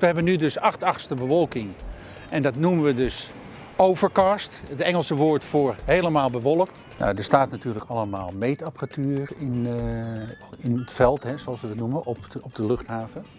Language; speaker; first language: Dutch; native; Dutch